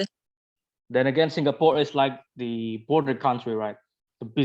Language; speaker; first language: English; non-native, learner; Indonesian